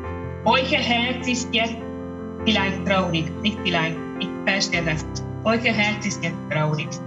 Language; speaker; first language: German; non-native, learner; Hungarian